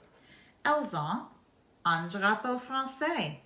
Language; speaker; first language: French; non-native, fluent; English